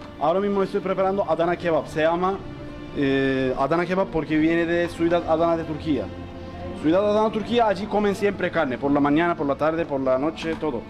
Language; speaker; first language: Spanish; non-native, learner; Turkish